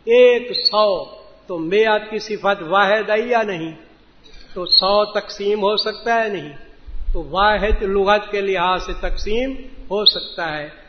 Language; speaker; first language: Urdu; non-native, local second language; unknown